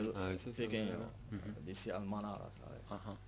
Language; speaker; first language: Spanish; non-native, learner; Arabic